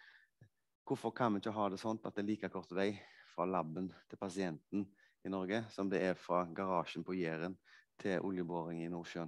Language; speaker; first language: Norwegian; native; Norwegian